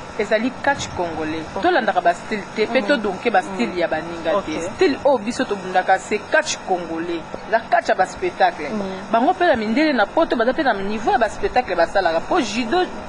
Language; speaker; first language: Lingala; native; Lingala